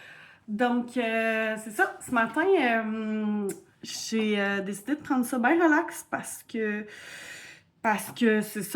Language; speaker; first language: French; native; French